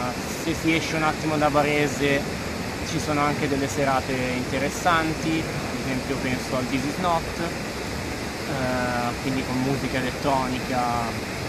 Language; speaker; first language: Italian; native; Italian